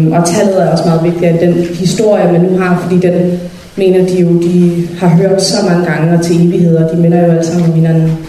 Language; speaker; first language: Danish; early bilingual, other home language; Somali